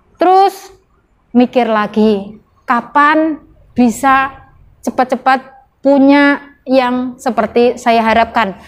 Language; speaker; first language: Indonesian; non-native, local second language; Javanese